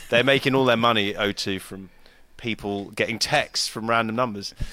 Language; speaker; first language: English; native; English